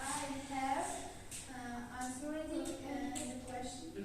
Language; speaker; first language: English; non-native, learner; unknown